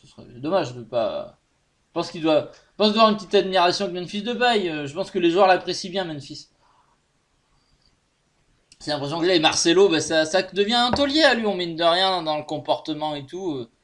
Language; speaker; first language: French; native; French